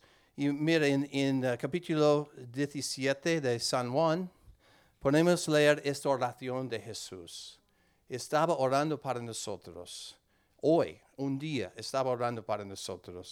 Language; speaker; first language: Spanish; non-native, learner; English